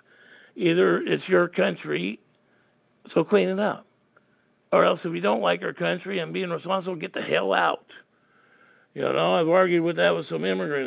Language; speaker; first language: English; native; English